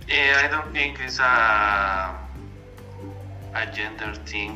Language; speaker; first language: English; non-native, learner; Spanish